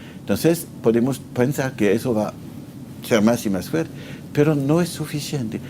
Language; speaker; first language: Spanish; non-native, fluent; French